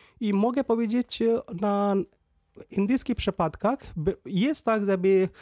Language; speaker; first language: Polish; non-native, fluent; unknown